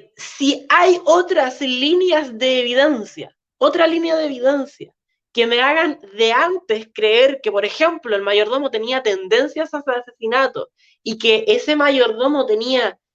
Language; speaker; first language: Spanish; native; Spanish